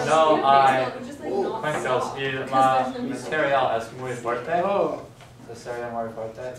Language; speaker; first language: Spanish; non-native, learner; English